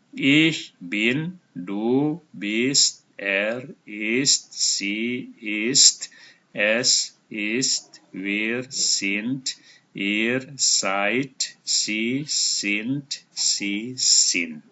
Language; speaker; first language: German; non-native, fluent; Indonesian